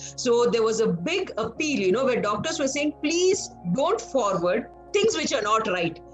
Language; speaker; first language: English; non-native, local second language; Kannada